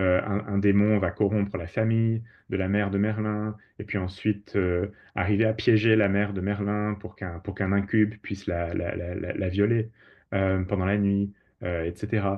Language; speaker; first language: French; native; French